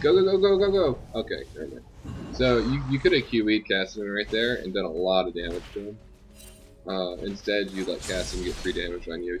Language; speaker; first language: English; native; English